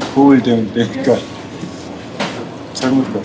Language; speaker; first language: Korean; non-native, learner; Mongolian